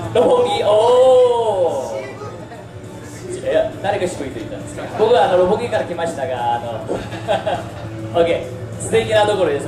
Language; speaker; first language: Japanese; non-native, fluent; Chinese